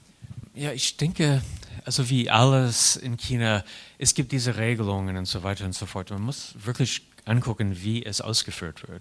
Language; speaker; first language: German; non-native, fluent; English